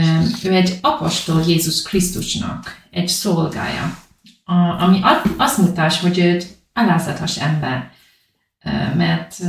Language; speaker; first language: Hungarian; non-native, learner; English